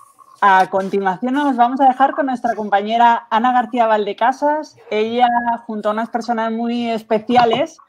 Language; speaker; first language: Spanish; native; Spanish